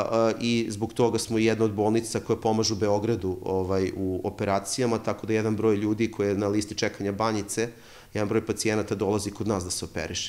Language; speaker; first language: Serbian; native; Serbian